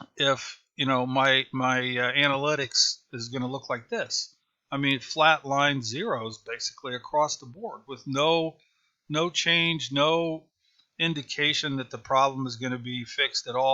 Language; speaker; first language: English; native; English